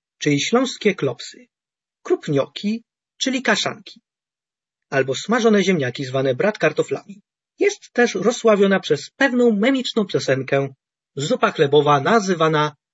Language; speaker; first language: Polish; native; Polish